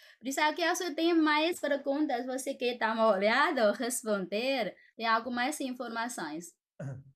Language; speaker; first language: Portuguese; non-native, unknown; Chinese